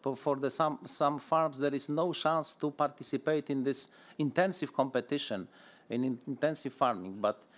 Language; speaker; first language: English; non-native, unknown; Polish